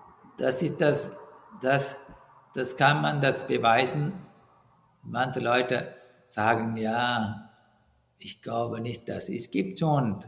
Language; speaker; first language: German; non-native, learner; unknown